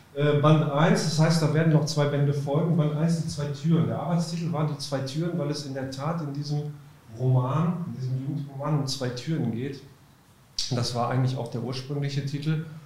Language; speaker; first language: German; native; German